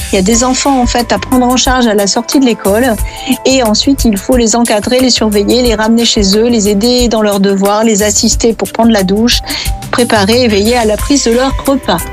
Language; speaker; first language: French; native; French